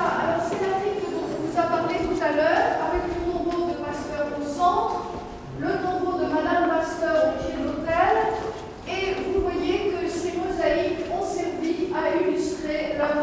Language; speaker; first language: French; native; French